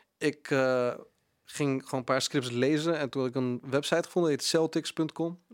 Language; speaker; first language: Dutch; early bilingual, other home language; Punjabi